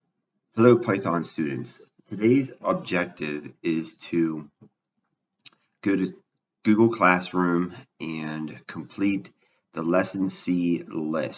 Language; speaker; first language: English; native; English